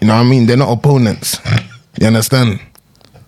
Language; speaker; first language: English; native; English